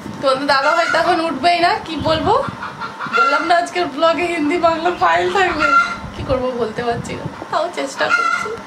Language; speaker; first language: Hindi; non-native, local second language; Bangla